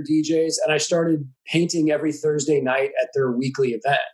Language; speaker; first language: English; native; English